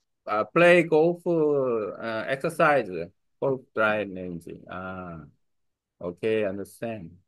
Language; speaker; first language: English; non-native, learner; Korean